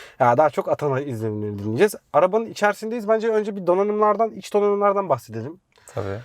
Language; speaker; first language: Turkish; native; Turkish